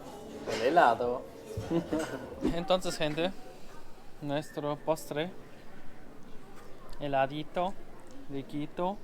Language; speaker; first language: Spanish; non-native, learner; German